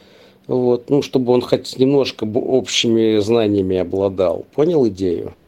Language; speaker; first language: Russian; native; Russian